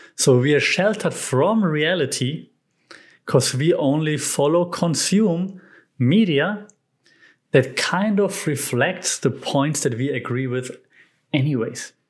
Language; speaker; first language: English; non-native, fluent; German